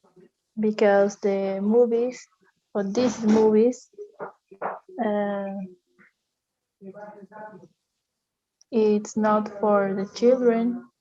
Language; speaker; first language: English; non-native, learner; Spanish